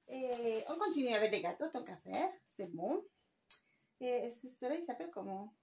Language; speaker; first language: French; non-native, fluent; Spanish